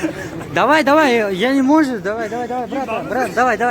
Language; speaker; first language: Russian; non-native, local second language; Uzbek